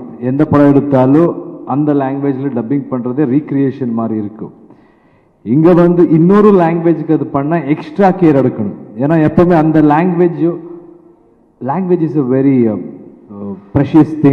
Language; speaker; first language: Tamil; non-native, learner; Kannada